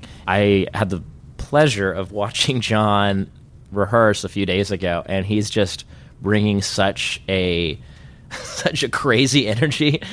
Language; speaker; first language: English; native; English